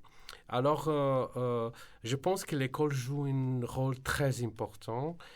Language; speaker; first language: French; non-native, fluent; Slovenian